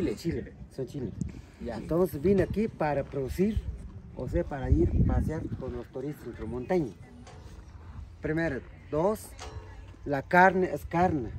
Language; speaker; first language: Spanish; non-native, local second language; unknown